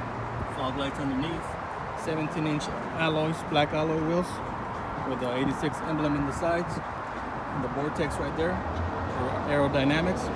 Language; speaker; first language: English; native; English